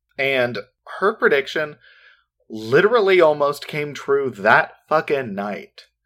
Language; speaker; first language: English; native; English